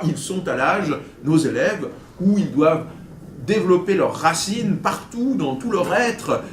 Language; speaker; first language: French; native; French